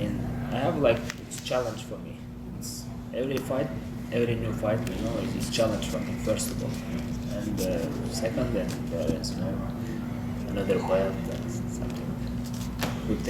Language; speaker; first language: English; non-native, learner; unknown